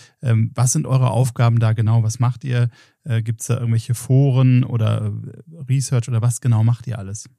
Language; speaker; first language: German; native; German